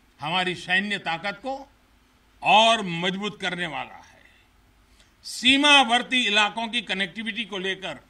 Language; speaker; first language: Hindi; non-native, local second language; Gujarati